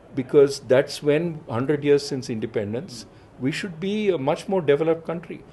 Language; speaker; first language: Hindi; non-native, local second language; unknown